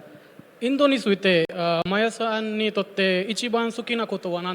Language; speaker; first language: Japanese; non-native, learner; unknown